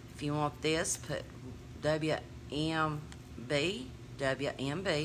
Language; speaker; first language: English; native; English